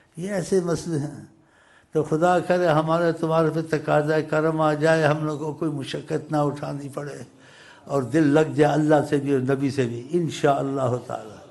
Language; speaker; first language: Urdu; non-native, local second language; Saraiki